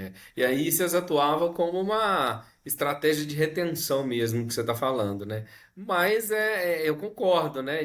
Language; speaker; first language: Portuguese; native; Portuguese